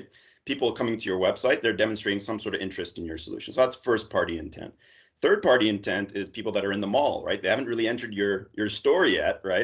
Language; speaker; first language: English; native; English